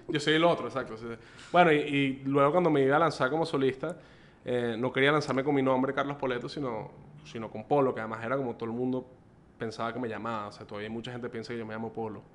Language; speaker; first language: Spanish; native; Spanish